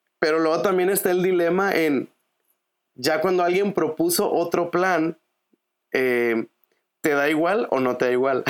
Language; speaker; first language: Spanish; native; Spanish